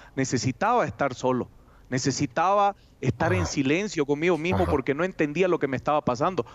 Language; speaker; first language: Spanish; native; Spanish